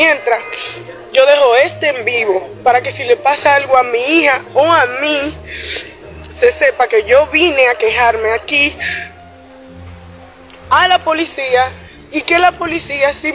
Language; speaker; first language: Spanish; native; Spanish